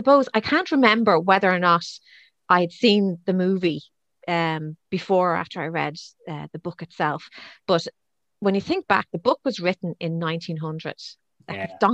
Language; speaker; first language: English; native; English